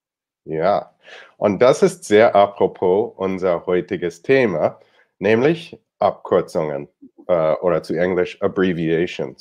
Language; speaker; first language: German; non-native, fluent; English